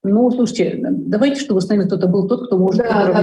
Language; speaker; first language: Russian; native; Russian